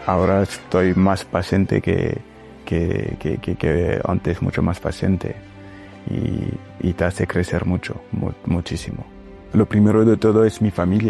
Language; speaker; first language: Spanish; non-native, fluent; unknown